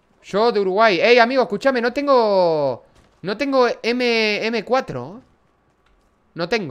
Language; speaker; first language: Spanish; native; Spanish